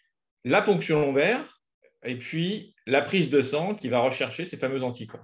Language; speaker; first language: French; native; French